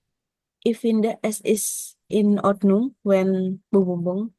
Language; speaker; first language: German; non-native, learner; Indonesian